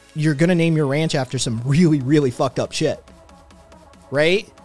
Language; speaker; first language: English; native; English